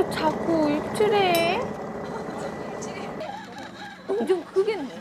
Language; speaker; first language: Korean; non-native, fluent; Vietnamese